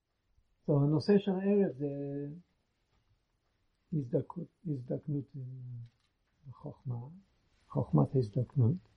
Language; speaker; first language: Hebrew; non-native, fluent; English